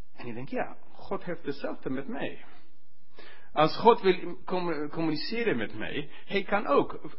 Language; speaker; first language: Dutch; non-native, fluent; English